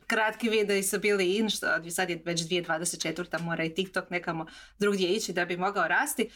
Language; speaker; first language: Croatian; native; Croatian